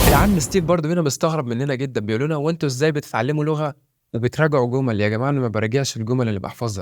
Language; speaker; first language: Arabic; native; Arabic